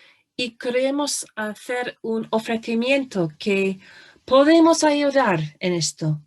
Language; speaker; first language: Spanish; non-native, fluent; English